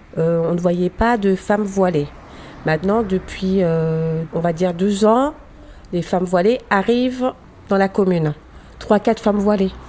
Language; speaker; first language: French; native; French